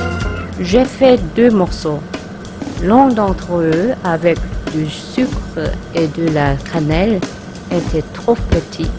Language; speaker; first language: French; non-native, learner; Korean